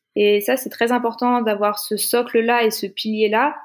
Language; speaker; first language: French; native; French